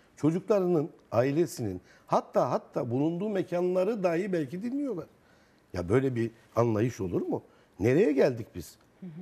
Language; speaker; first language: Turkish; native; Turkish